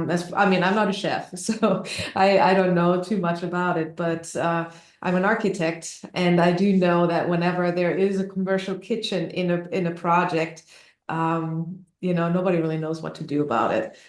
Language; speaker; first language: English; non-native, fluent; German